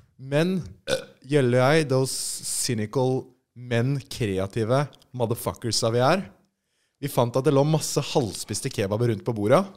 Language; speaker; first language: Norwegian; native; Norwegian